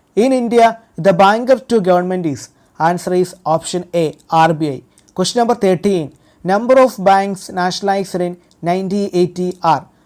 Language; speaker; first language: English; non-native, local second language; Malayalam